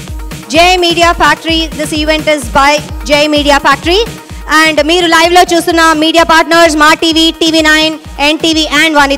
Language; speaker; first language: Telugu; native; Telugu